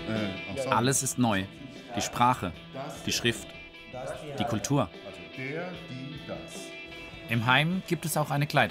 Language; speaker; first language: German; native; German